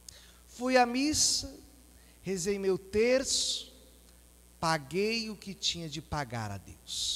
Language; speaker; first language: Portuguese; native; Portuguese